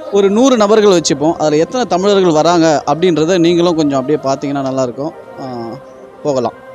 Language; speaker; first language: Tamil; native; Tamil